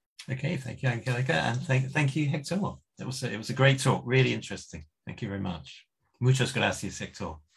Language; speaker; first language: English; native; English